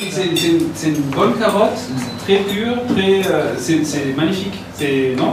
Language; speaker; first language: French; non-native, fluent; German